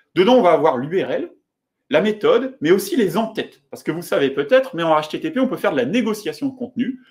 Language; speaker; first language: French; native; French